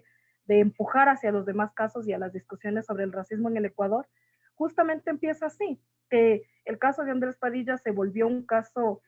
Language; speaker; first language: Spanish; native; Spanish